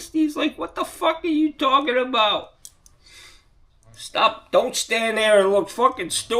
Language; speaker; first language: English; native; English